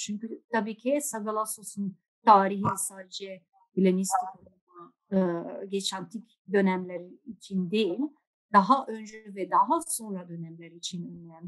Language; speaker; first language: Turkish; non-native, fluent; Dutch